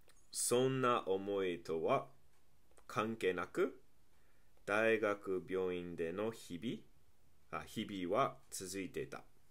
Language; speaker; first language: Japanese; non-native, fluent; English